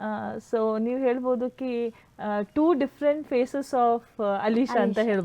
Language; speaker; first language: Kannada; non-native, learner; Hindi